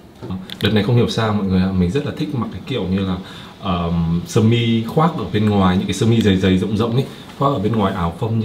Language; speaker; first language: Vietnamese; native; Vietnamese